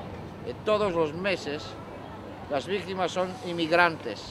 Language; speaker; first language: Spanish; non-native, fluent; Greek